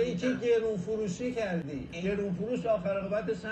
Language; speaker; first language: Persian; native; Persian